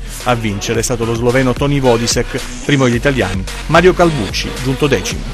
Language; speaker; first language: Italian; native; Italian